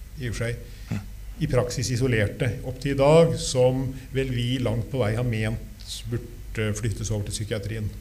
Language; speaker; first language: Norwegian; native; Norwegian